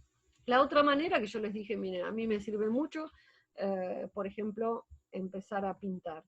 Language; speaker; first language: Spanish; native; Spanish